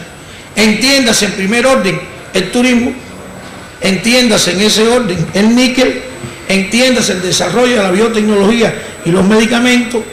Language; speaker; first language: Spanish; native; Spanish